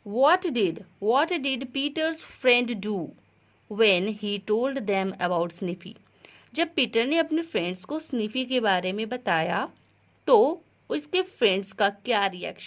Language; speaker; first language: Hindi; native; Hindi